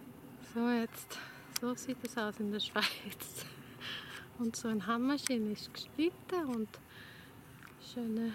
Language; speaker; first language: German; non-native, learner; Swedish